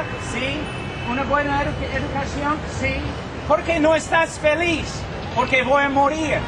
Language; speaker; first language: Spanish; non-native, fluent; English